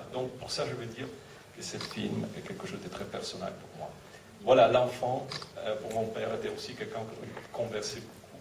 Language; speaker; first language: French; non-native, fluent; Russian